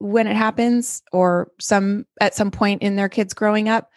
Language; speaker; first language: English; native; English